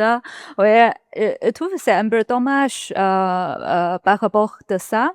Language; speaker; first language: French; non-native, learner; Chinese